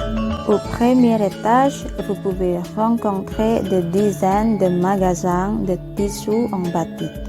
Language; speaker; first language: French; non-native, learner; Indonesian